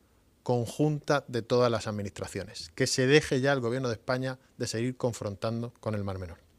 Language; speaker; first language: Spanish; native; Spanish